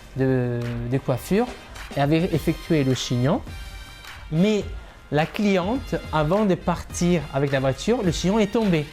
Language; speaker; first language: French; non-native, fluent; Italian